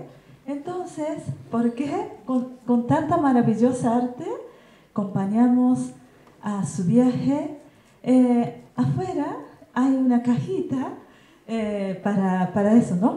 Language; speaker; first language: Spanish; non-native, learner; Japanese